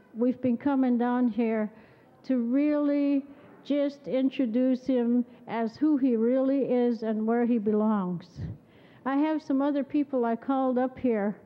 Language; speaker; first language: English; native; English